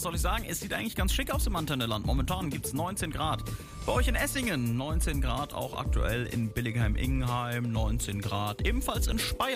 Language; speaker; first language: German; native; German